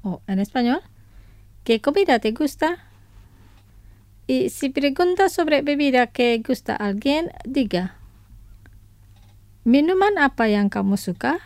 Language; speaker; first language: Spanish; non-native, fluent; Indonesian